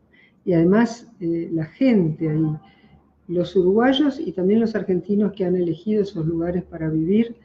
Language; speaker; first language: Spanish; native; Spanish